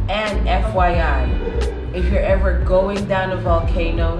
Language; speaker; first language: English; native; English